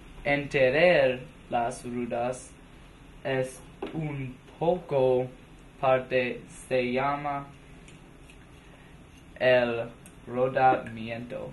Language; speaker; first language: Spanish; non-native, learner; English